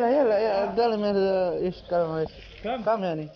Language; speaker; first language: Arabic; non-native, learner; Filipino